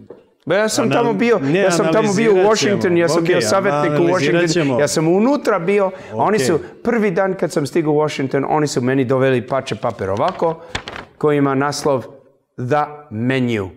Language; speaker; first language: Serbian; early bilingual, heritage; English